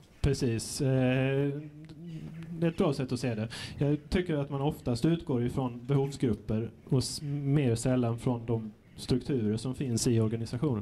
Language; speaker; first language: Swedish; native; Swedish